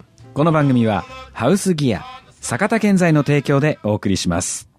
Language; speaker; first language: Japanese; native; Japanese